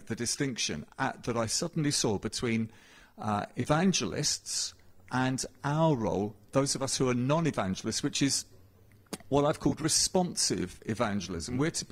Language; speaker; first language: English; native; English